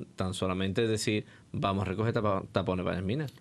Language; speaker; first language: Spanish; native; Spanish